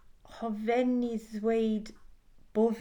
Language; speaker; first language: Welsh; non-native, learner; English